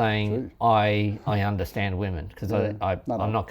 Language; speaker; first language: English; native; English